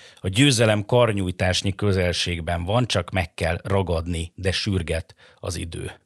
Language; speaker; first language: Hungarian; native; Hungarian